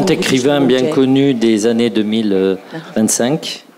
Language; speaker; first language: French; native; French